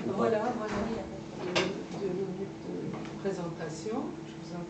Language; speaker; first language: French; non-native, fluent; Persian